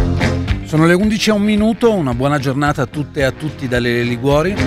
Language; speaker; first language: Italian; native; Italian